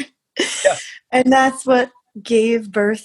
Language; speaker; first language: English; native; English